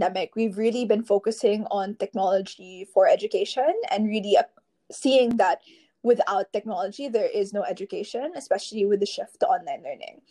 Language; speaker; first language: English; non-native, local second language; Filipino